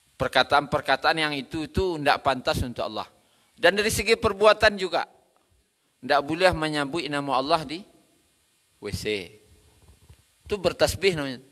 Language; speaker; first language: Malay; non-native, local second language; Minangkabau